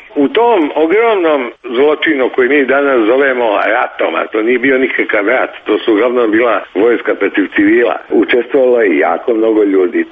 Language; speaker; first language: Serbian; native; Serbian